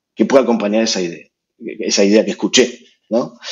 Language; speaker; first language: Spanish; native; Spanish